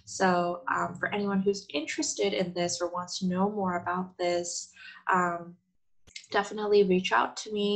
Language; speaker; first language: English; non-native, fluent; Korean